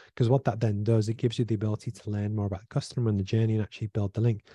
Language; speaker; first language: English; native; English